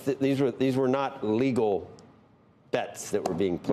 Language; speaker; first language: English; native; English